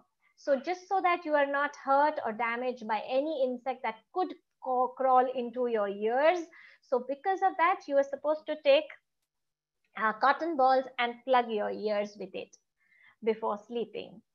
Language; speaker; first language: English; non-native, local second language; Gujarati